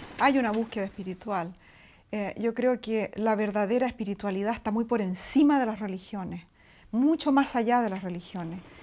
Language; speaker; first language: Spanish; native; Spanish